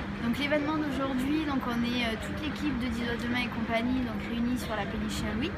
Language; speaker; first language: French; native; French